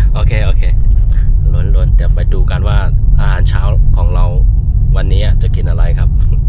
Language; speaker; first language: Thai; non-native, fluent; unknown